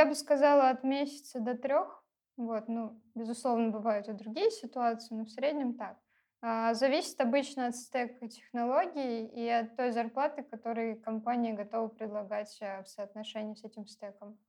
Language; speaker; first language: Russian; native; Russian